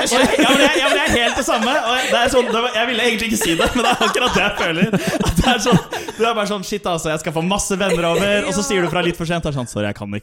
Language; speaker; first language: Norwegian; native; Norwegian